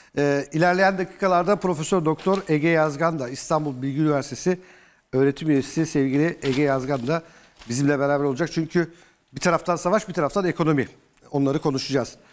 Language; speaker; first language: Turkish; native; Turkish